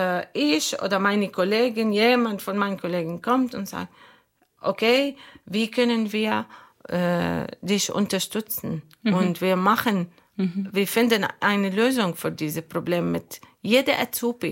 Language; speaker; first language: German; non-native, learner; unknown